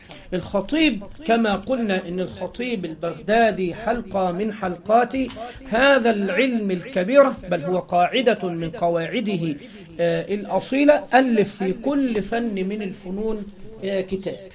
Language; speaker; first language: Arabic; native; Arabic